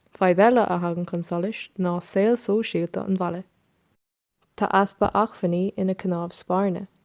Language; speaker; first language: Irish; non-native, local second language; English